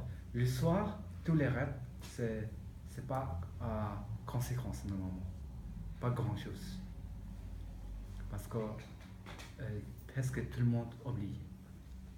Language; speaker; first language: French; non-native, learner; Tibetan